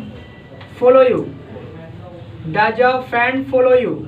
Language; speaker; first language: English; non-native, fluent; Hindi